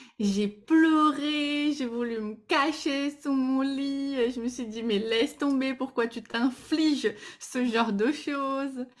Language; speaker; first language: French; non-native, fluent; Portuguese